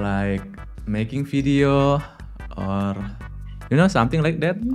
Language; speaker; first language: English; non-native, learner; Indonesian